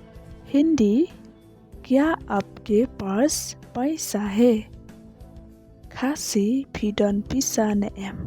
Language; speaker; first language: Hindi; non-native, local second language; Khasi